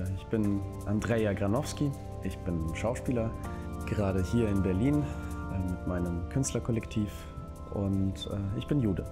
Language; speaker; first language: German; early bilingual, other home language; Russian